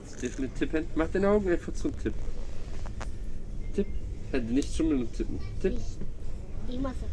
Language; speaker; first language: German; early bilingual, other home language; Turkish